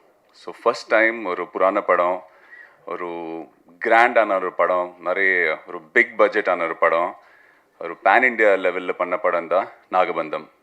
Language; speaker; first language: Tamil; non-native, fluent; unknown